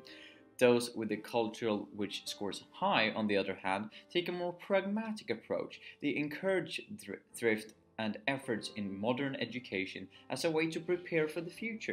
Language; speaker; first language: English; non-native, fluent; Swedish